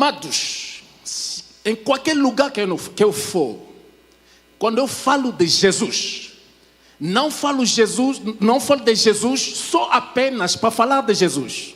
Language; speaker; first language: Portuguese; non-native, fluent; French